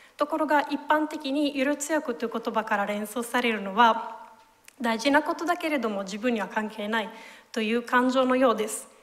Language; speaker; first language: Japanese; non-native, fluent; Italian